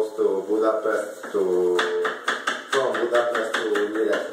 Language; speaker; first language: English; non-native, learner; Hungarian